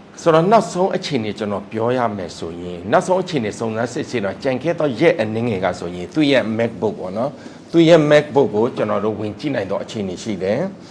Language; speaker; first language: Burmese; non-native, local second language; S'gaw Karen